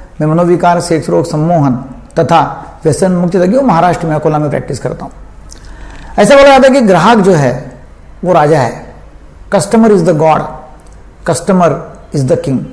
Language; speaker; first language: Hindi; non-native, local second language; Marathi